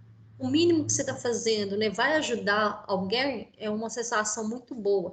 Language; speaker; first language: Portuguese; native; Portuguese